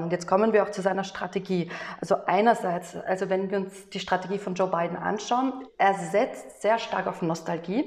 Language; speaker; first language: German; native; German